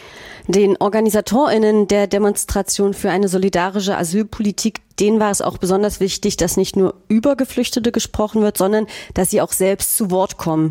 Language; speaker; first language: German; native; German